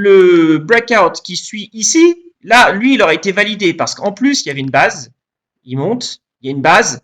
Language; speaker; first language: French; native; French